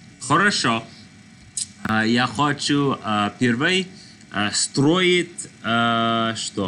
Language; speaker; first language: Russian; non-native, learner; English